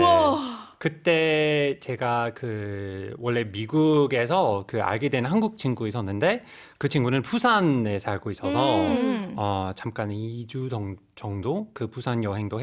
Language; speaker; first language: Korean; non-native, fluent; English